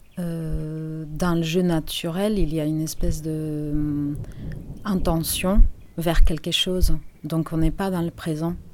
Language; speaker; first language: French; non-native, fluent; Spanish